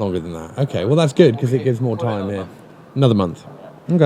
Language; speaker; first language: English; native; English